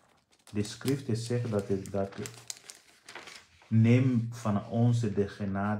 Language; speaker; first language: Dutch; non-native, fluent; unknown